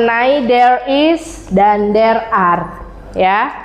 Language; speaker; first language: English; non-native, learner; Indonesian